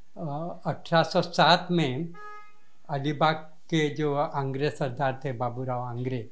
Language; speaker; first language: Hindi; non-native, local second language; Marathi